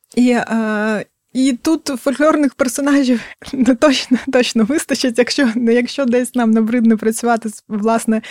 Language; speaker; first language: Ukrainian; native; Ukrainian